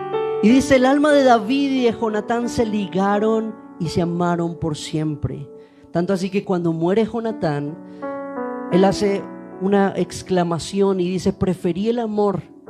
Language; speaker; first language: Spanish; native; Spanish